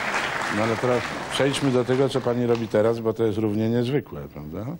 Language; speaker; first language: Polish; native; Polish